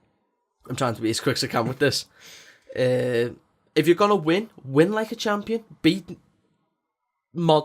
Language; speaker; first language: English; native; English